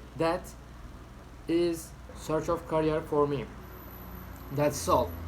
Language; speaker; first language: English; non-native, learner; Turkish